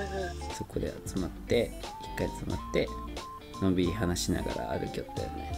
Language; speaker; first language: Japanese; native; Japanese